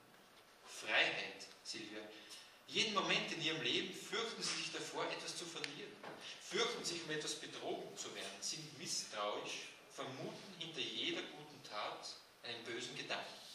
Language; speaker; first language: German; native; German